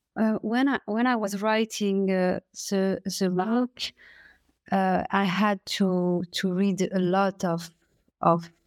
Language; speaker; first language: English; non-native, fluent; French